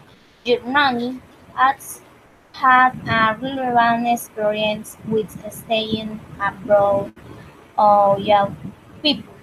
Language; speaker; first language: English; non-native, learner; Spanish